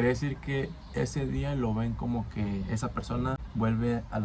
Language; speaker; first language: Spanish; native; Spanish